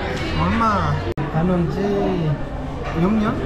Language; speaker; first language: Korean; non-native, learner; Spanish